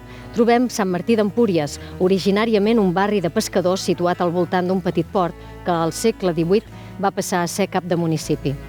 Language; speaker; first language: Catalan; native; Catalan